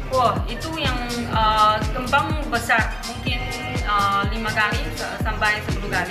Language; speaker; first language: Indonesian; non-native, learner; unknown